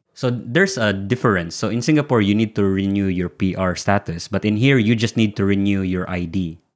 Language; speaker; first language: English; non-native, local second language; Filipino